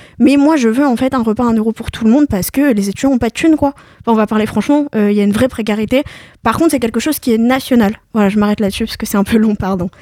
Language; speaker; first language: French; native; French